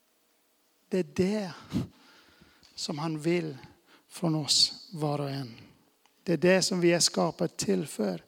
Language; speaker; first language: Swedish; non-native, fluent; English